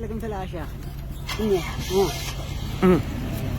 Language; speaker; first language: Arabic; native; Arabic